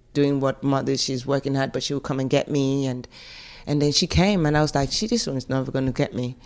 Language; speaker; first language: English; native; English